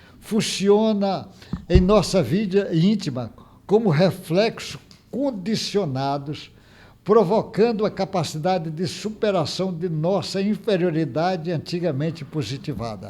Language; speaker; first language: Portuguese; native; Portuguese